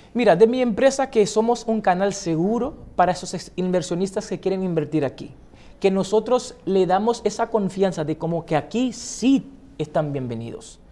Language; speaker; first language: Spanish; non-native, fluent; Haitian Creole